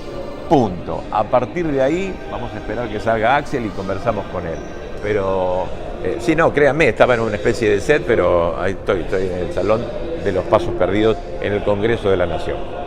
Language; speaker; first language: Spanish; native; Spanish